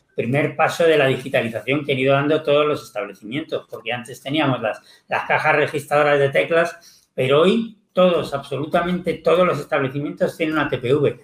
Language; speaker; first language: Spanish; native; Spanish